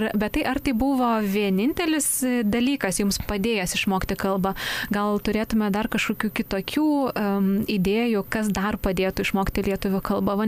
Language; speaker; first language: Lithuanian; native; Lithuanian